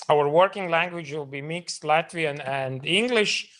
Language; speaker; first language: English; non-native, fluent; Latvian